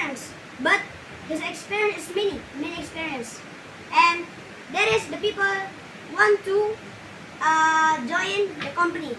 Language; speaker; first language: English; non-native, learner; Indonesian